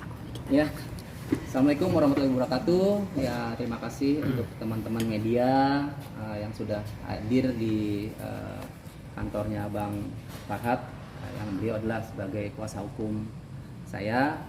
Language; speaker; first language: Indonesian; native; Indonesian